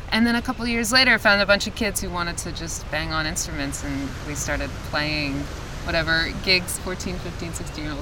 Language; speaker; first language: English; native; English